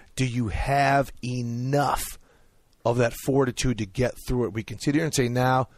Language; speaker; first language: English; native; English